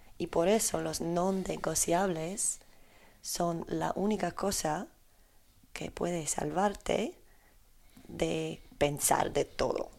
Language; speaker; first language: Spanish; non-native, learner; Polish